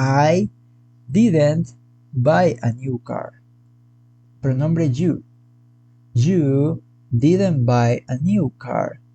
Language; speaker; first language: English; non-native, fluent; Spanish